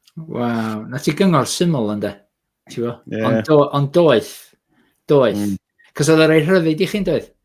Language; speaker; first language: Welsh; native; Welsh